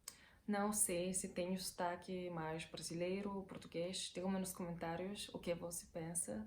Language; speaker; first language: Portuguese; non-native, fluent; Bulgarian